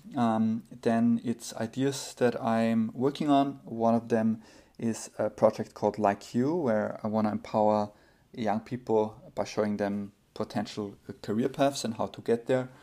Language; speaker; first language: English; non-native, fluent; German